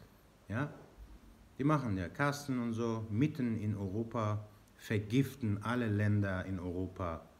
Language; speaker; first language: German; non-native, learner; Persian